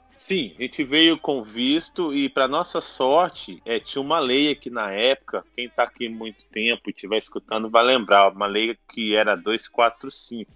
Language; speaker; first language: Portuguese; native; Portuguese